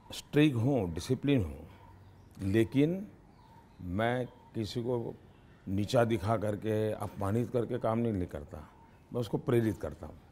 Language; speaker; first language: Hindi; non-native, local second language; Gujarati